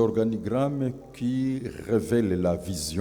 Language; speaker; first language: French; non-native, local second language; Lingala